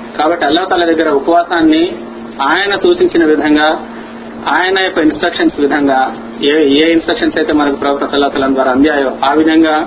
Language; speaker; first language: Telugu; non-native, local second language; Urdu